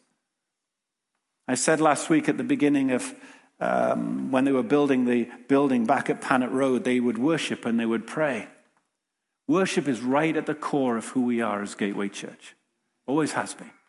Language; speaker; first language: English; native; English